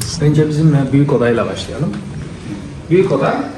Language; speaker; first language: Turkish; early bilingual, heritage; Turkish